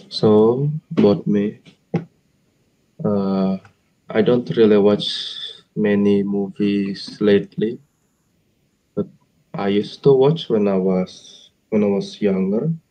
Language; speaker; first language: English; non-native, fluent; Indonesian